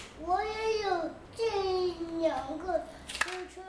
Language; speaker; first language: Chinese; early bilingual, heritage; Chinese